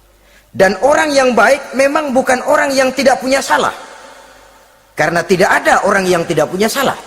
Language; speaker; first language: Indonesian; native; Indonesian